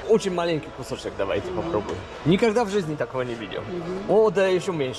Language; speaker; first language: Russian; non-native, learner; Polish